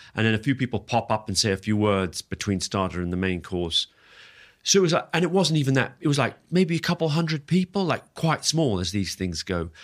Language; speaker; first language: English; native; English